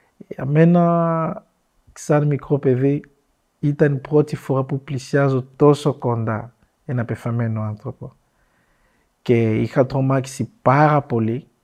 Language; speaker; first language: Greek; non-native, fluent; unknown